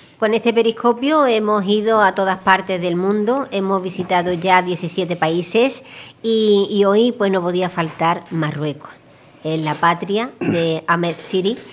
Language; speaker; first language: Spanish; native; Spanish